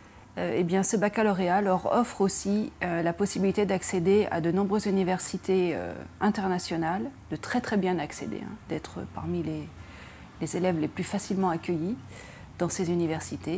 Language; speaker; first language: French; non-native, fluent; Greek